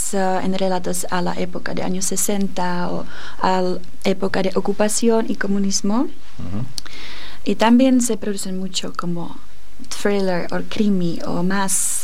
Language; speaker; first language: Spanish; non-native, fluent; Czech